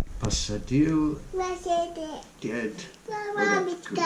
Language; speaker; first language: Russian; non-native, learner; English